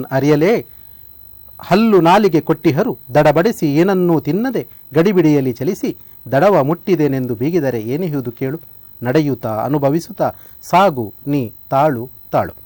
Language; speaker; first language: Kannada; non-native, local second language; Tulu